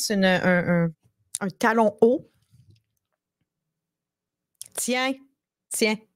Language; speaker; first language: French; native; French